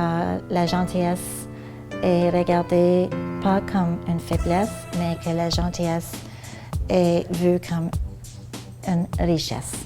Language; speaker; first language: French; non-native, fluent; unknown